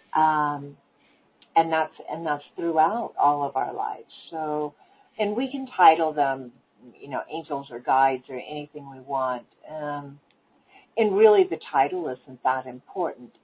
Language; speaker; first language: English; native; English